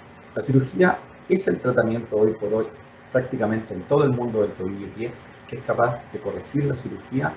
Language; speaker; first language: Spanish; native; Spanish